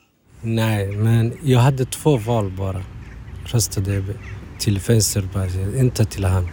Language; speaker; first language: Swedish; non-native, fluent; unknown